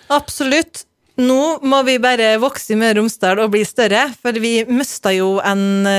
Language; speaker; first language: Norwegian; native; Norwegian